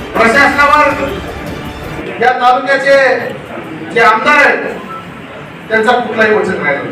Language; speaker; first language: Marathi; native; Marathi